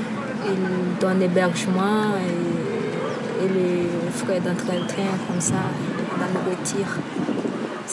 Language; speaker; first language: French; non-native, local second language; Malagasy